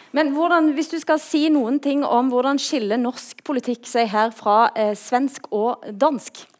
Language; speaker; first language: Norwegian; native; Norwegian